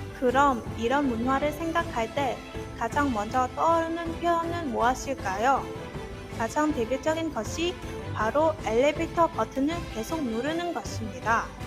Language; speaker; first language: Korean; non-native, learner; Vietnamese